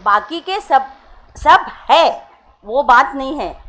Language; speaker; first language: Hindi; non-native, local second language; Marathi